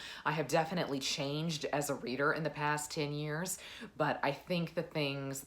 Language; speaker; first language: English; native; English